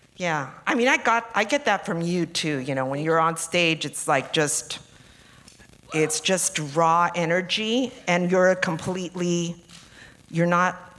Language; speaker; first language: English; early bilingual, other home language; Spanish